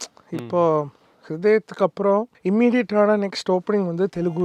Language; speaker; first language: Tamil; non-native, learner; Malayalam